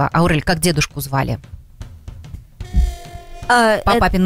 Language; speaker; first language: Russian; native; Russian